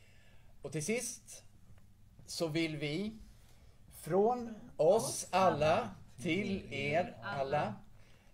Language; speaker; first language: Swedish; native; Swedish